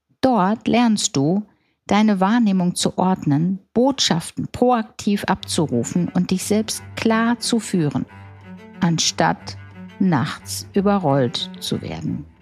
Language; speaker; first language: German; native; German